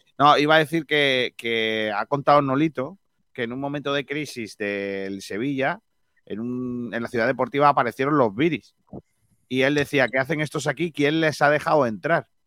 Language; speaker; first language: Spanish; native; Spanish